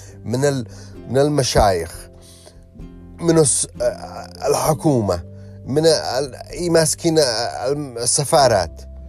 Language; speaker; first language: Arabic; early bilingual, heritage; Arabic